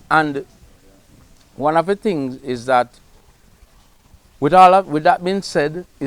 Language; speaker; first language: English; native; English